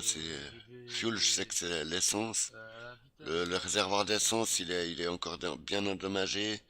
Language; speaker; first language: French; native; French